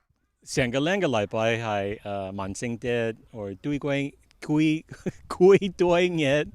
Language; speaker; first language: Cantonese; early bilingual, heritage; Cantonese